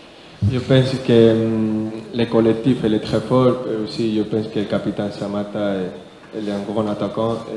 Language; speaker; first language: French; non-native, learner; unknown